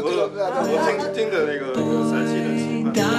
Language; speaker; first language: Chinese; non-native, learner; Korean